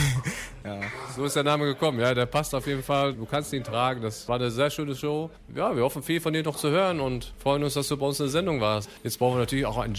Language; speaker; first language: German; native; German